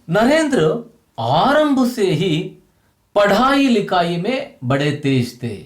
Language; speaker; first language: Hindi; non-native, local second language; Kannada